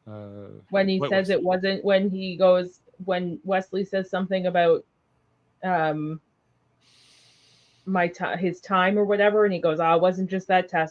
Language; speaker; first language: English; native; English